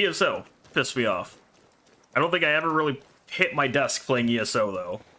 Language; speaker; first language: English; native; English